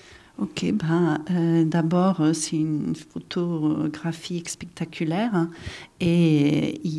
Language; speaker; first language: French; non-native, fluent; Catalan